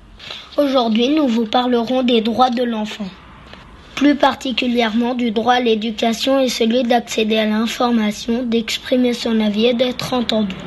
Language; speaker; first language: French; native; French